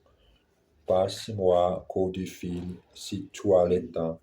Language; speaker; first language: French; non-native, learner; German